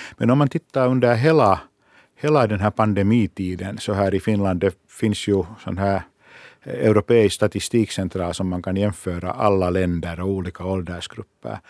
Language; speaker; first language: Swedish; non-native, local second language; Finnish